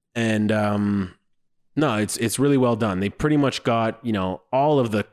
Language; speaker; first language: English; native; English